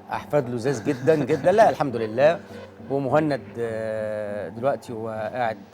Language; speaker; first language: Arabic; native; Arabic